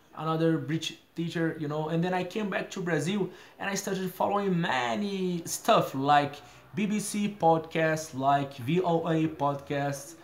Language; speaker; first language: English; non-native, fluent; Portuguese